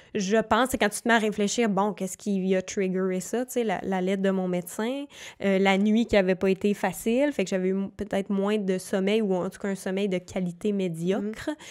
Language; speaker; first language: French; native; French